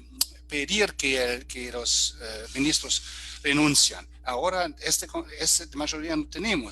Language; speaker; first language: Spanish; non-native, fluent; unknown